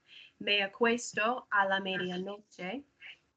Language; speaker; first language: Spanish; non-native, learner; English